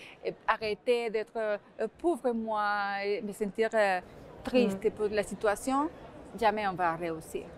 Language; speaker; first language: French; non-native, fluent; Spanish